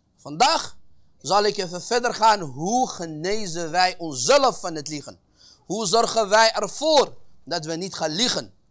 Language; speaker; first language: Dutch; early bilingual, other home language; Arabic